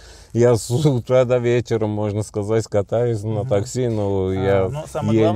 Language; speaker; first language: Russian; non-native, learner; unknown